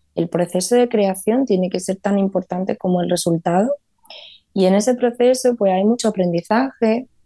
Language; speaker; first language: Spanish; native; Spanish